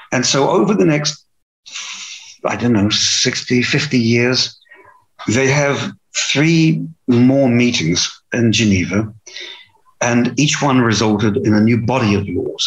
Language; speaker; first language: English; native; English